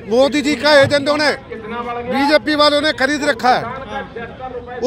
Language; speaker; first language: Hindi; non-native, local second language; Malayalam